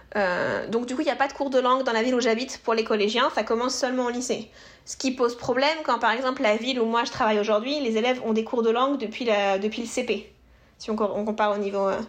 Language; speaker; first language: French; native; French